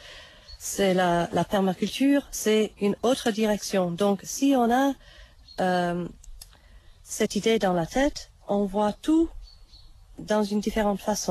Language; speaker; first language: French; non-native, fluent; English